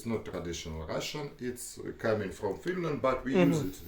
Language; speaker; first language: English; non-native, learner; Russian